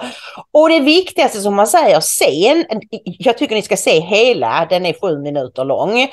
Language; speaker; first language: Swedish; native; Swedish